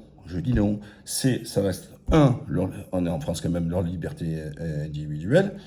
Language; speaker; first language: French; native; French